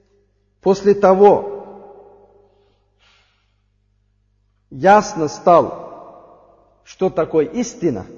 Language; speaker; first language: Russian; non-native, learner; Uzbek